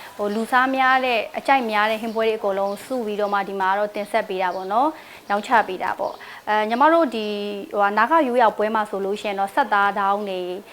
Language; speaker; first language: Burmese; non-native, local second language; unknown